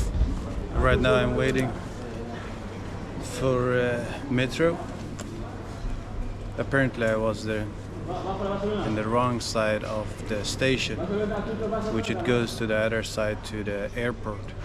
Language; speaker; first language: English; non-native, fluent; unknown